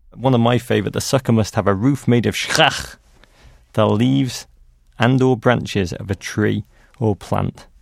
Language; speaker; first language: English; native; English